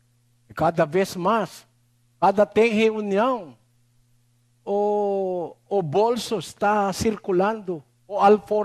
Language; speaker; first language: Portuguese; non-native, learner; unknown